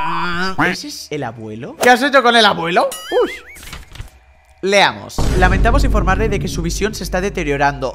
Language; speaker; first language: Spanish; native; Spanish